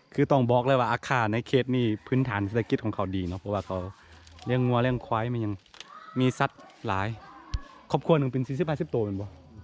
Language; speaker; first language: Thai; non-native, local second language; Akha